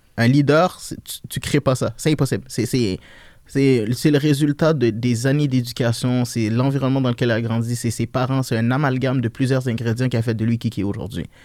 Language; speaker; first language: French; early bilingual, other home language; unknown